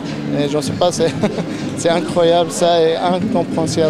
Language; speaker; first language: French; non-native, fluent; Arabic